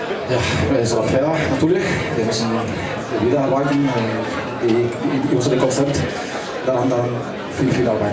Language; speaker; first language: German; non-native, learner; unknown